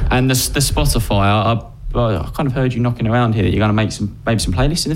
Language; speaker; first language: English; native; English